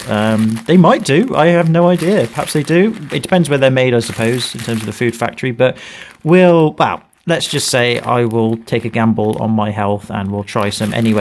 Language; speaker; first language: English; native; English